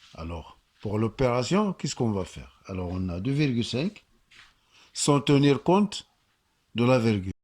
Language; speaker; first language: French; non-native, local second language; Arabic